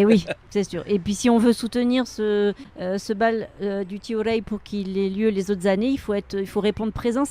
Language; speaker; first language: French; native; French